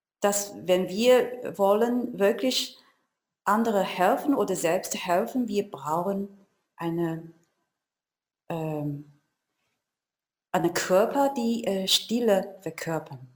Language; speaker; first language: German; non-native, learner; Chinese